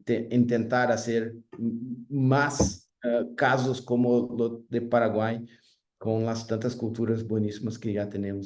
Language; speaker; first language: Spanish; non-native, fluent; Portuguese